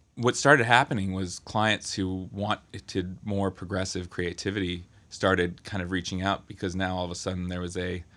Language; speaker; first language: English; native; English